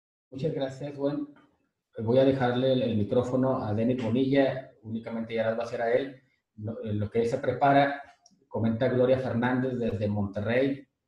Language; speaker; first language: Spanish; native; Spanish